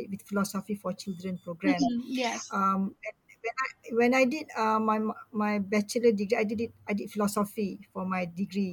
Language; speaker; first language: English; non-native, local second language; Malay